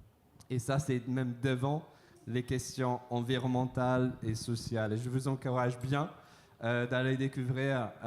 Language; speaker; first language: French; non-native, fluent; English